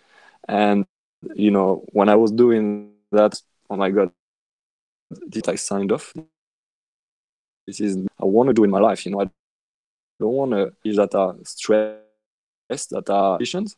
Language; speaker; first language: English; non-native, fluent; French